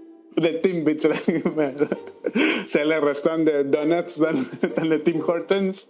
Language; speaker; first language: French; non-native, fluent; Spanish